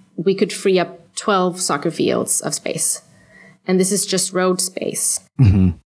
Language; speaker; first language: English; non-native, fluent; Swedish